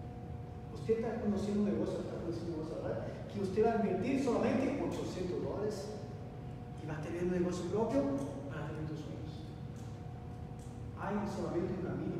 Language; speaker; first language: Spanish; non-native, learner; Portuguese